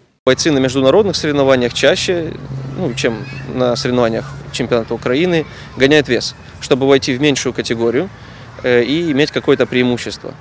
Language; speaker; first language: Russian; native; Russian